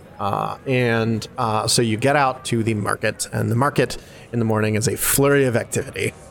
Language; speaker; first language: English; native; English